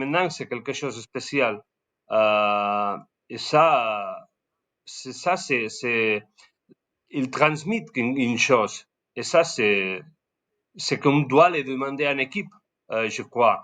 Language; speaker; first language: French; non-native, learner; Spanish